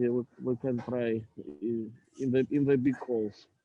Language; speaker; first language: English; non-native, learner; Russian